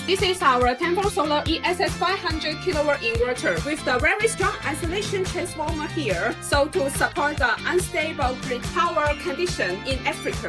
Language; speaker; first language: English; non-native, learner; Chinese